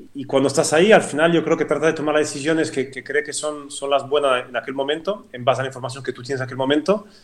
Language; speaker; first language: Spanish; non-native, fluent; French